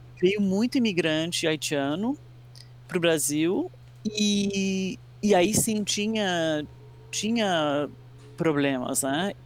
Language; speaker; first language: Portuguese; early bilingual, other home language; English